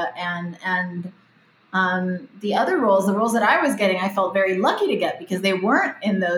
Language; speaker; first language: English; early bilingual, other home language; Spanish